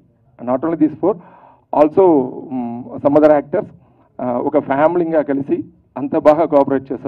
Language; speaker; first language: Telugu; early bilingual, heritage; Tamil